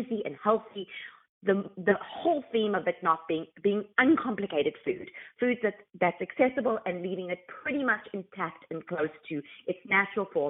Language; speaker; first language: English; native; English